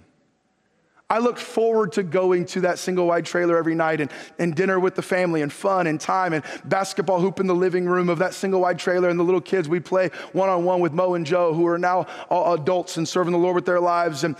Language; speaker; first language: English; native; English